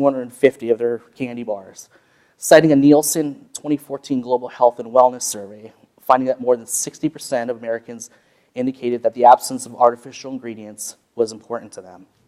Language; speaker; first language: English; native; English